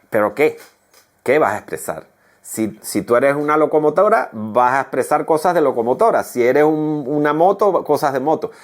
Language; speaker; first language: Spanish; native; Spanish